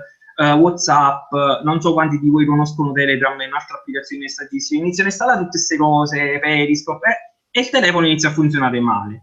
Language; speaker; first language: Italian; native; Italian